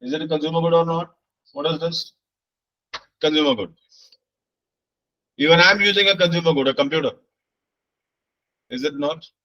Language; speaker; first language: English; non-native, local second language; Hindi